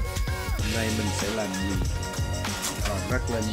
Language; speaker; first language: Vietnamese; early bilingual, other home language; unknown